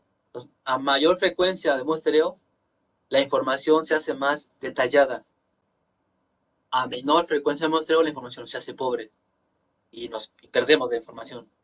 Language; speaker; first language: Spanish; native; Spanish